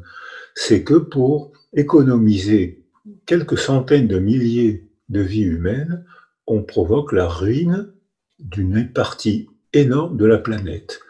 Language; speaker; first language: French; native; French